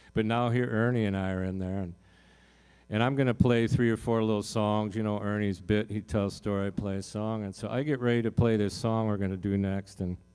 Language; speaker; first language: English; native; English